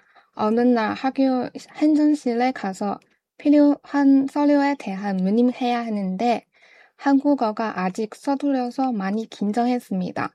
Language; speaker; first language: Korean; non-native, learner; Chinese